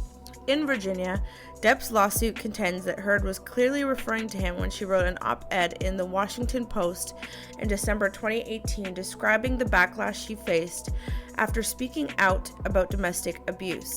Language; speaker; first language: English; native; English